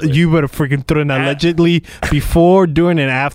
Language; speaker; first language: English; native; English